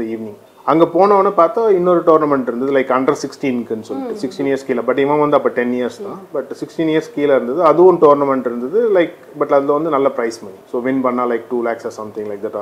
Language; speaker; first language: Tamil; native; Tamil